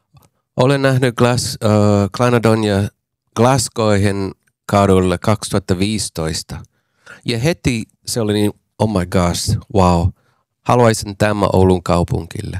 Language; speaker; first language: Finnish; non-native, learner; English